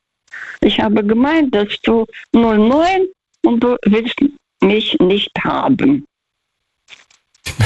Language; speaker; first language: German; non-native, learner; Russian